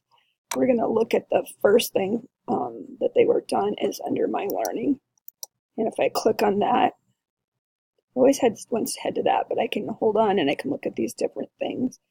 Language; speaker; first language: English; native; English